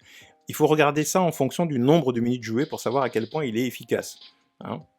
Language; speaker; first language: French; native; French